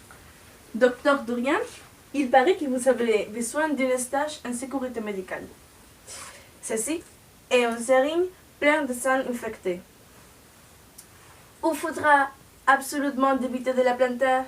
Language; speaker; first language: French; non-native, learner; Spanish